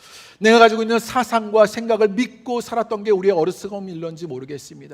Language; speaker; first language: Korean; native; Korean